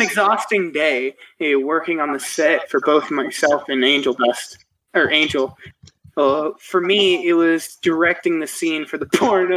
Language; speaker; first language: English; native; English